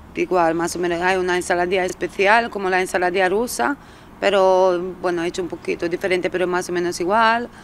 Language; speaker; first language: Spanish; early bilingual, other home language; Romanian